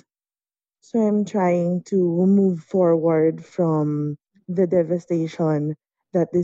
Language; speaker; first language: English; non-native, local second language; Filipino